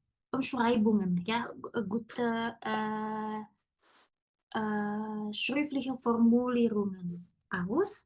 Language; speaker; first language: German; non-native, fluent; Indonesian